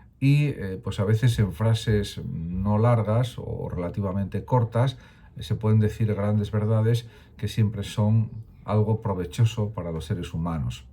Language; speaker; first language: Spanish; native; Spanish